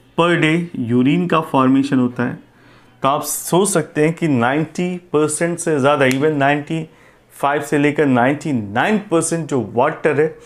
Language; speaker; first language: Hindi; non-native, local second language; Gujarati